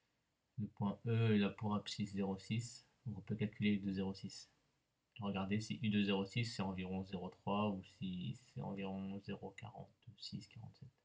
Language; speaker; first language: French; native; French